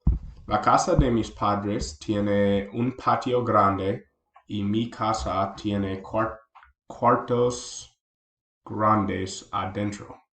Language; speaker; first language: Spanish; non-native, learner; English